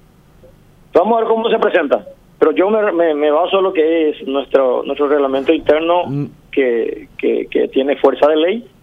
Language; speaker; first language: Spanish; native; Spanish